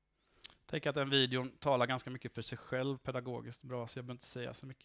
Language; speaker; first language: Swedish; native; Swedish